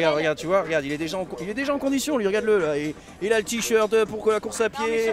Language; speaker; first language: French; native; French